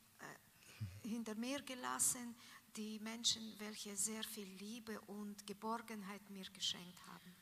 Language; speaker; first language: German; non-native, learner; Russian